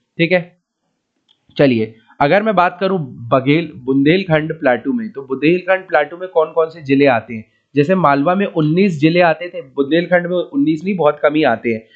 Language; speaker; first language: Hindi; native; Hindi